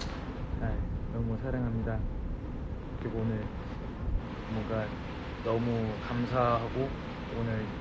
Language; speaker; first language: Korean; non-native, fluent; Chinese